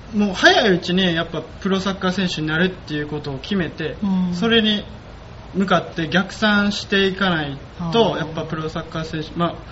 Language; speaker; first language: Japanese; native; Japanese